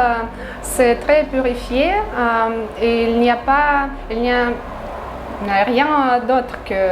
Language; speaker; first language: French; non-native, fluent; Russian